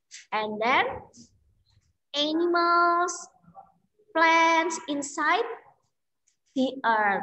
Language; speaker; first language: English; non-native, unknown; Indonesian